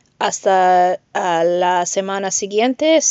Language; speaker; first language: Spanish; non-native, learner; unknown